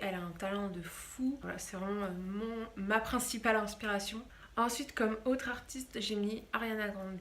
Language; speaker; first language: French; native; French